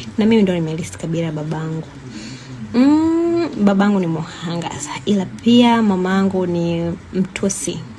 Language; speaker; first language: Swahili; native; Swahili